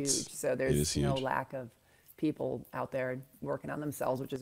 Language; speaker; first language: English; native; English